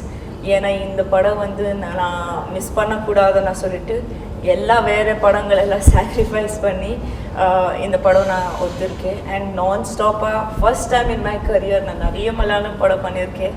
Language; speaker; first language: Tamil; non-native, local second language; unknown